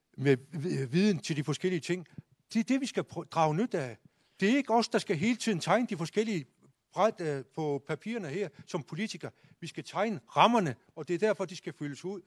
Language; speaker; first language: Danish; non-native, local second language; Kalaallisut